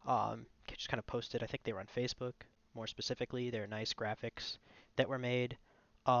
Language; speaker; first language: English; native; English